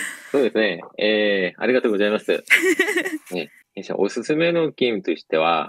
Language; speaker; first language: Japanese; non-native, fluent; Korean